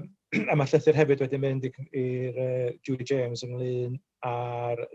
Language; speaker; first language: Welsh; native; Welsh